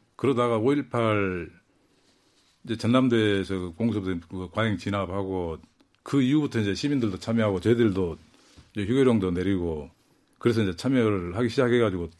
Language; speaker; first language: Korean; native; Korean